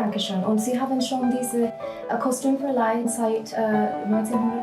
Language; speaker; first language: German; non-native, learner; English